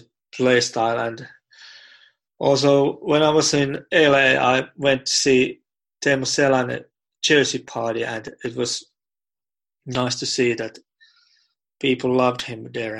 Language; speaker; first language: English; non-native, fluent; Finnish